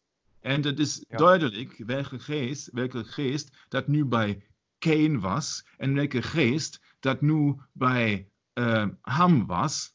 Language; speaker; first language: Dutch; non-native, fluent; German